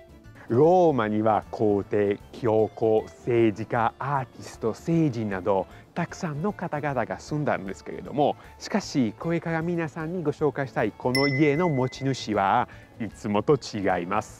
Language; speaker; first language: Japanese; non-native, fluent; Italian